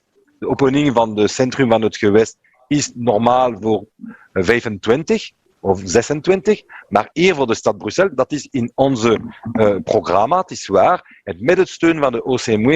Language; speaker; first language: Dutch; non-native, local second language; French